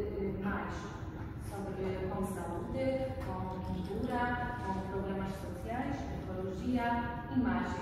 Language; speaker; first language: Portuguese; non-native, learner; Polish